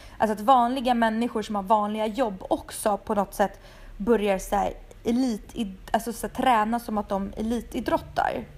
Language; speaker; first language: Swedish; early bilingual, other home language; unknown